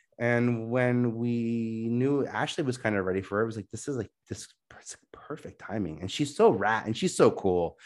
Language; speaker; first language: English; native; English